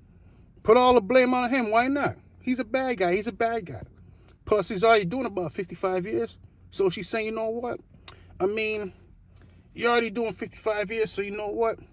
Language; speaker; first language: English; native; English